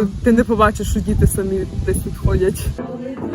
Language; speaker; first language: Ukrainian; early bilingual, other home language; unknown